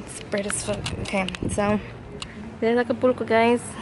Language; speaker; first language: English; early bilingual, other home language; Spanish